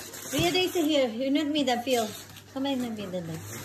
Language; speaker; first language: Dutch; non-native, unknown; Filipino